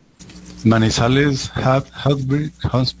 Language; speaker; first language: English; non-native, learner; Spanish